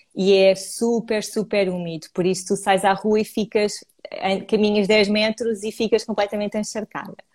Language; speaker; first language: Portuguese; native; Portuguese